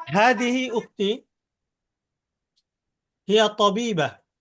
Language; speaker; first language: Arabic; non-native, fluent; Bangla